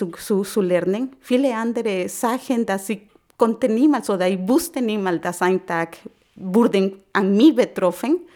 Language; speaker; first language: German; non-native, learner; Spanish